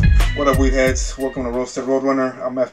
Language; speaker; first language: English; native; English